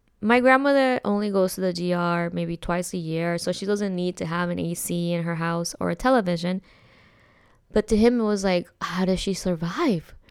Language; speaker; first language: English; early bilingual, other home language; Spanish